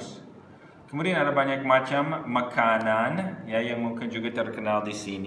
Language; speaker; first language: Indonesian; non-native, fluent; English